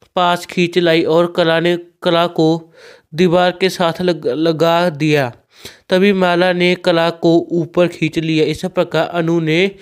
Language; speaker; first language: Hindi; non-native, local second language; Punjabi